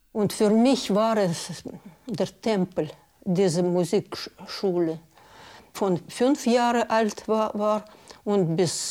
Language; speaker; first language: German; non-native, learner; Russian